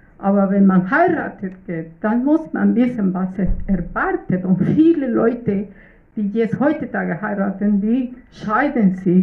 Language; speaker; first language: German; non-native, fluent; Russian